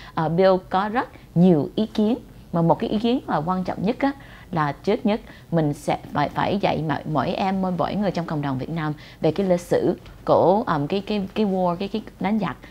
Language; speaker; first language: Vietnamese; early bilingual, heritage; Vietnamese